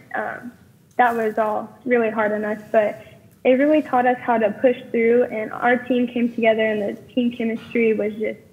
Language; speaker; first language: English; native; English